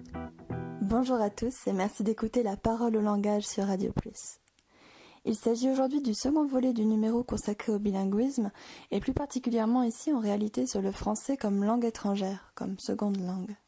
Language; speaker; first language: French; native; French